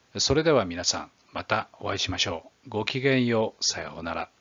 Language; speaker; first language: Japanese; native; Japanese